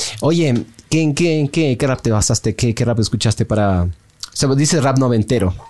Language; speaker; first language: Spanish; native; Spanish